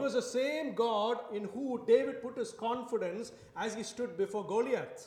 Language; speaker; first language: English; non-native, local second language; Tamil